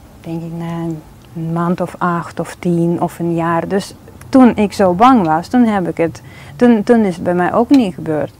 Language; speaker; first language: Dutch; non-native, fluent; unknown